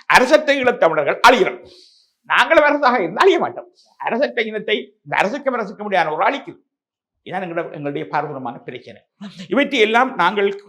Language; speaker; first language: Tamil; native; Tamil